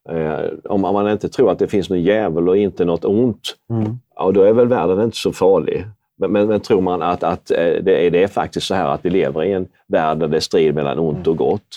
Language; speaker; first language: Swedish; native; Swedish